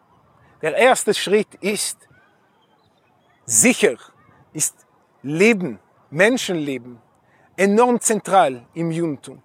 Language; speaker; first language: German; non-native, fluent; Hebrew